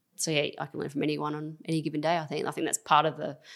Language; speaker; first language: English; native; English